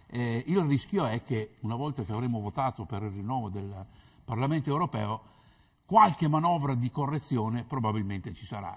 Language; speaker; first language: Italian; native; Italian